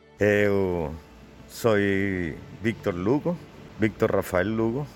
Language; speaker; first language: Portuguese; non-native, learner; Spanish